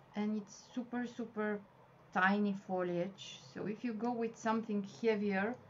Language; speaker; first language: English; non-native, fluent; Bulgarian